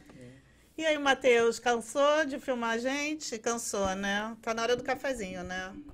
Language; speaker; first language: Portuguese; native; Portuguese